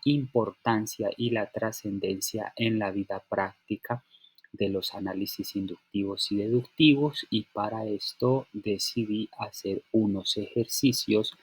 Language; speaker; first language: Spanish; native; Spanish